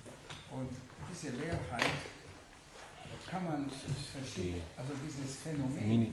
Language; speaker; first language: German; non-native, fluent; Hungarian